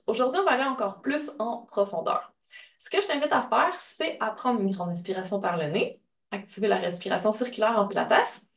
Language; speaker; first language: French; native; French